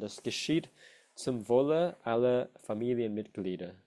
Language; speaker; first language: German; non-native, fluent; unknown